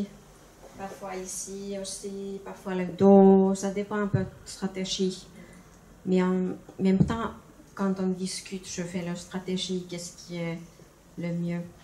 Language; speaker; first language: French; non-native, fluent; Finnish